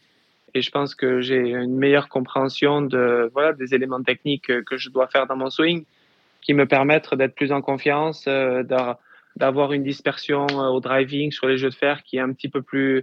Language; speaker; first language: French; native; French